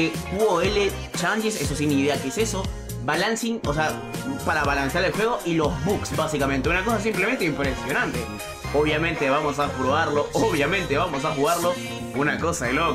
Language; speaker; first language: Spanish; native; Spanish